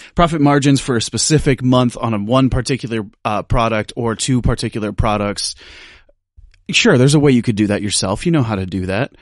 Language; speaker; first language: English; native; English